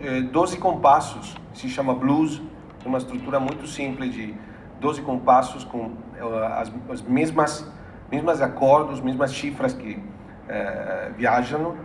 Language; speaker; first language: Portuguese; non-native, fluent; Italian